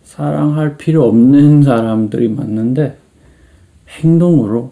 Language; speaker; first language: Korean; non-native, learner; English